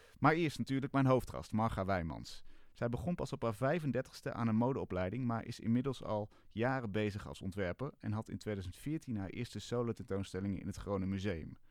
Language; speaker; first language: Dutch; native; Dutch